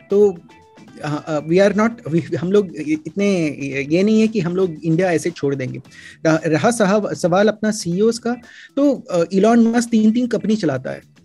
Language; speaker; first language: Hindi; non-native, local second language; Malayalam